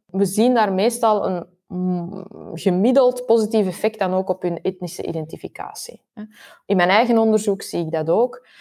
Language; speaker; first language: Dutch; native; Dutch